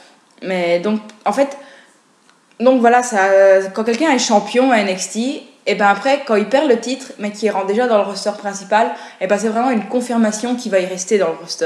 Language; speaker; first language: French; native; French